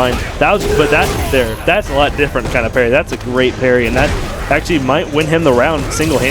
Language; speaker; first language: English; native; English